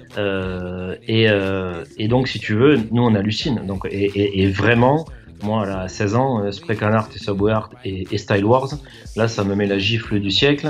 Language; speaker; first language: French; native; French